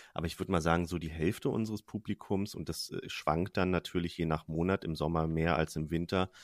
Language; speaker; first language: German; native; German